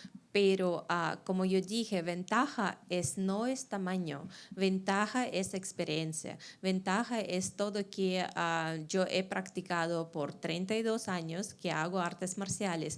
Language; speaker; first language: Spanish; non-native, fluent; Russian